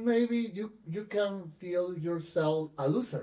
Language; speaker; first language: English; non-native, fluent; Spanish